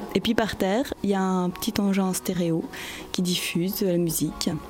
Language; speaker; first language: French; native; French